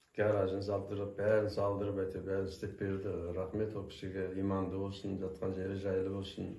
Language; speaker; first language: Kazakh; non-native, local second language; Turkish